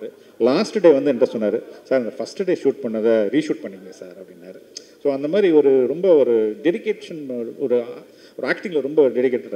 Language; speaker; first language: Tamil; native; Tamil